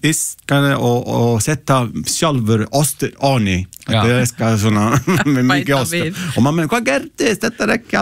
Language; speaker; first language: Icelandic; non-native, learner; Italian